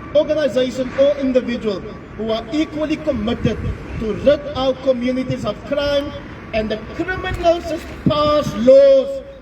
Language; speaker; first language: English; non-native, local second language; Afrikaans